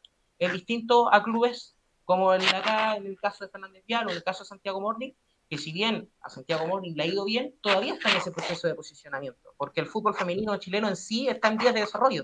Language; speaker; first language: Spanish; native; Spanish